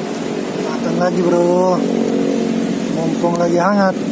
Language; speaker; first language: Indonesian; native; Indonesian